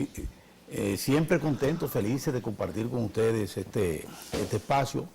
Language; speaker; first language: Spanish; native; Spanish